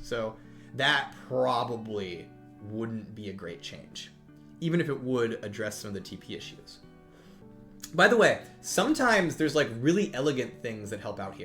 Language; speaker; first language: English; native; English